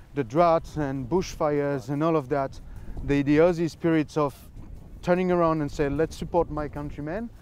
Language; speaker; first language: English; non-native, fluent; French